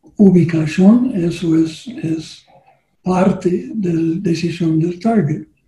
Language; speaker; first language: Spanish; non-native, learner; English